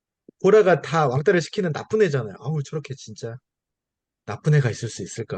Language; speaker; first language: Korean; native; Korean